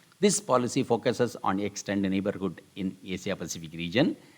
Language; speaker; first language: English; non-native, local second language; Tamil